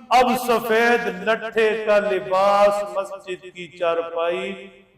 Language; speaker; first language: Urdu; non-native, local second language; Punjabi